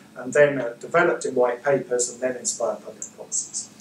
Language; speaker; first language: English; native; English